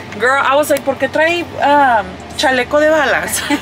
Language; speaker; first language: Spanish; early bilingual, heritage; Spanish